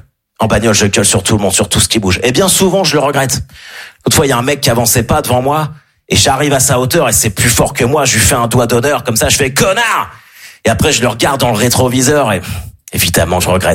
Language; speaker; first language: French; native; French